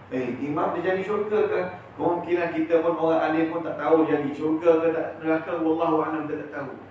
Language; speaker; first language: Malay; early bilingual, heritage; Malay